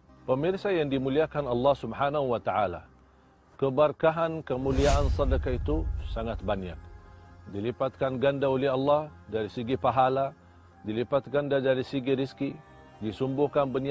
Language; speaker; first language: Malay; non-native, fluent; Arabic